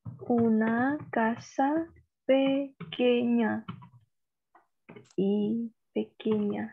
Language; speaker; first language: Spanish; non-native, learner; Indonesian